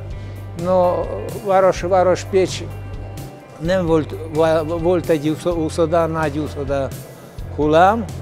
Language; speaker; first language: Hungarian; non-native, learner; Russian